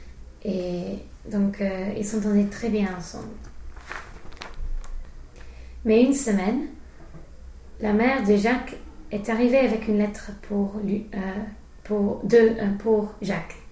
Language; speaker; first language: French; non-native, learner; English